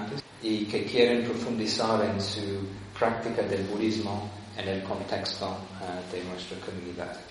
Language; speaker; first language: Spanish; non-native, fluent; English